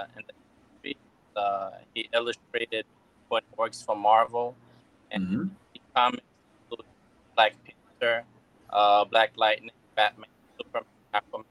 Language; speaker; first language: English; non-native, fluent; Portuguese